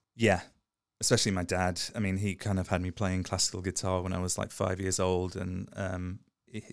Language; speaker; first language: English; native; English